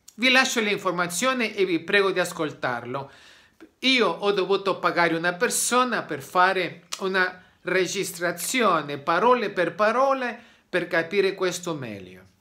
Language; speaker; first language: Italian; non-native, fluent; Spanish